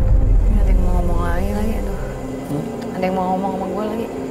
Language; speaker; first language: Indonesian; native; Indonesian